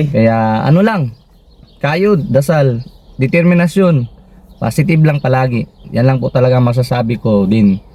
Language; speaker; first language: Filipino; non-native, local second language; Cebuano